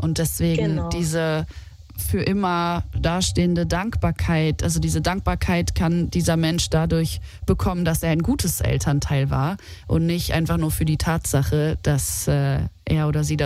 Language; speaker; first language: German; native; German